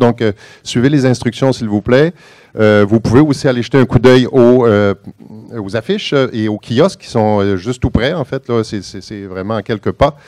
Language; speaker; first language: French; native; French